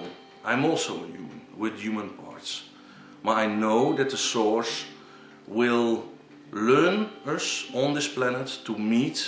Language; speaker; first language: English; non-native, learner; Dutch